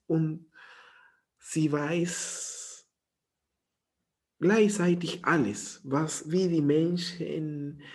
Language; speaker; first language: German; non-native, fluent; Spanish